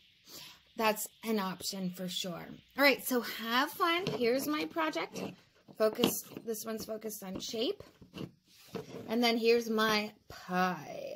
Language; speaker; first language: English; native; English